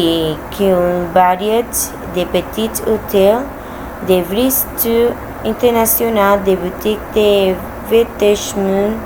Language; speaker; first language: French; non-native, learner; Spanish